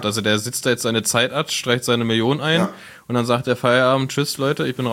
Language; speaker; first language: German; native; German